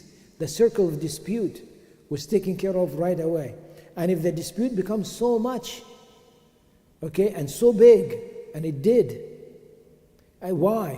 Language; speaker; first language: English; non-native, fluent; Arabic